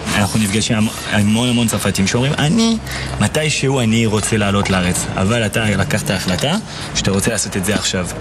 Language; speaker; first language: Hebrew; non-native, fluent; French